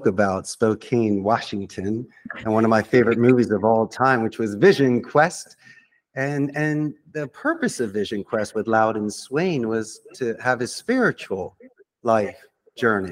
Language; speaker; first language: English; native; English